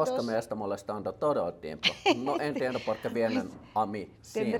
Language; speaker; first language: Spanish; non-native, learner; Finnish